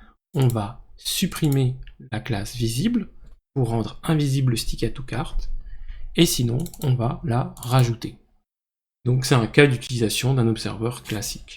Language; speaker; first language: French; native; French